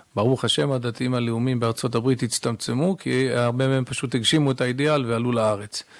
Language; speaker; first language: Hebrew; early bilingual, other home language; English